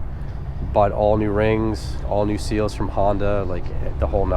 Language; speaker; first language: English; native; English